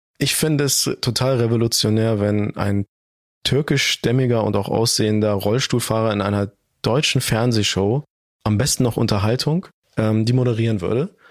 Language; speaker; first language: German; early bilingual, other home language; Turkish